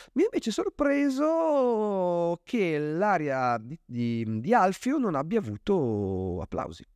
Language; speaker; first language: Italian; native; Italian